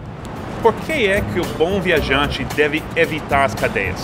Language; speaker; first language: Portuguese; non-native, fluent; English